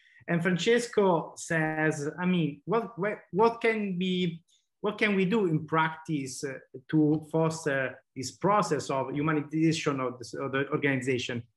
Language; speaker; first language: English; non-native, fluent; Italian